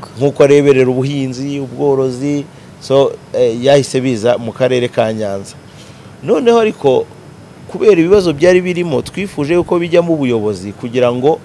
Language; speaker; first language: Kinyarwanda; native; Kinyarwanda